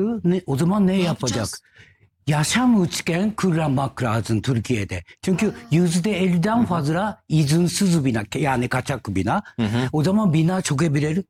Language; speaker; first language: Turkish; non-native, learner; Japanese